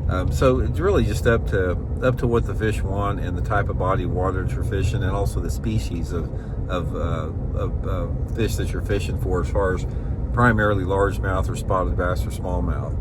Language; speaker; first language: English; native; English